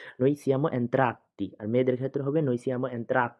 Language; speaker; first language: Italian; non-native, learner; Bangla